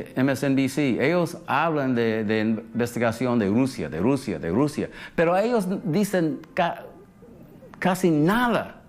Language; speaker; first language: Spanish; early bilingual, heritage; English